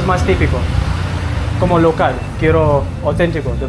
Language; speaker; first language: Spanish; non-native, learner; English